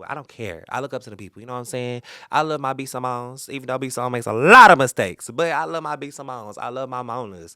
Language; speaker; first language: English; native; English